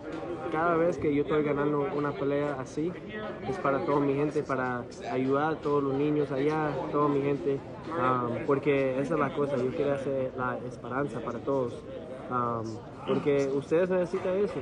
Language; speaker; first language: Spanish; early bilingual, heritage; English